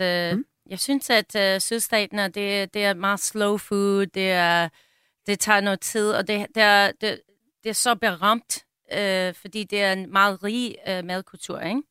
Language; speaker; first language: Danish; non-native, fluent; English